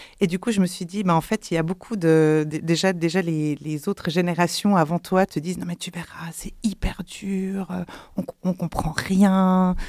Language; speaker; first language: French; non-native, local second language; German